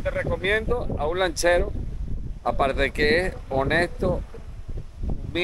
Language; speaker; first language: Spanish; native; Spanish